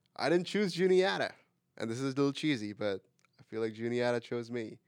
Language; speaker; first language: English; non-native, local second language; Marathi